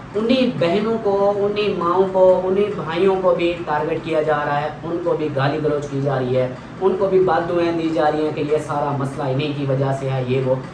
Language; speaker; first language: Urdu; non-native, local second language; Saraiki